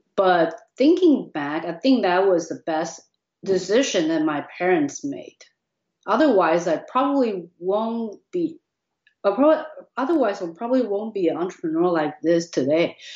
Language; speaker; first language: English; non-native, fluent; Chinese